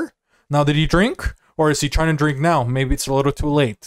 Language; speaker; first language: English; native; English